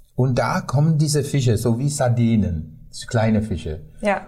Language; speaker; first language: German; non-native, fluent; Sinhala